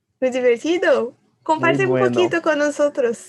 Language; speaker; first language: Spanish; non-native, learner; Portuguese